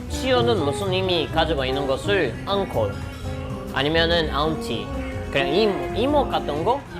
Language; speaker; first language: Korean; non-native, fluent; Portuguese